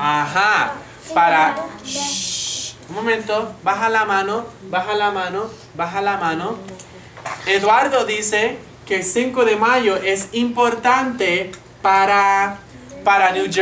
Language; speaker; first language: Spanish; non-native, fluent; English